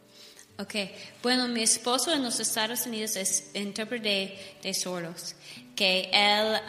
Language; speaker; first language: Spanish; non-native, learner; English